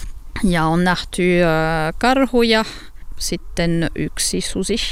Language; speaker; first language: Finnish; non-native, learner; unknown